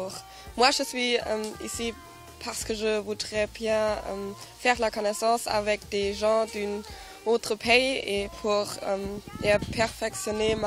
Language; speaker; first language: French; non-native, learner; Polish